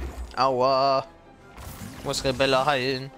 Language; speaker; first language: German; native; German